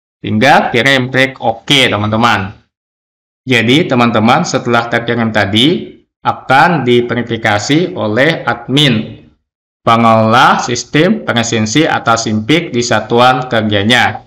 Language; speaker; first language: Indonesian; native; Indonesian